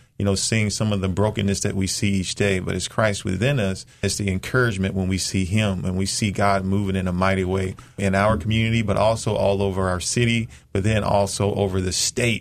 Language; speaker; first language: English; native; English